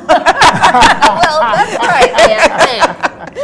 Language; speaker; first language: English; native; English